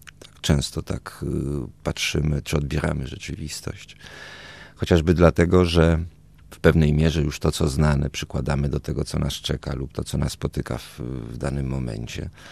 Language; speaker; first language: Polish; early bilingual, other home language; Spanish